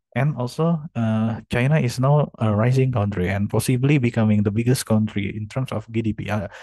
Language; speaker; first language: English; non-native, fluent; Indonesian